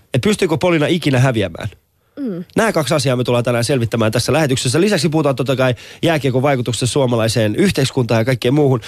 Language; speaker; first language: Finnish; early bilingual, other home language; Persian